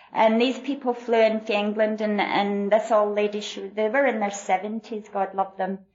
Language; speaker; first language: English; native; English